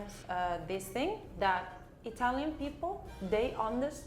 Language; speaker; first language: English; non-native, fluent; Spanish